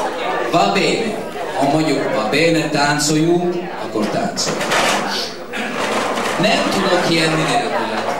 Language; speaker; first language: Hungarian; non-native, learner; Italian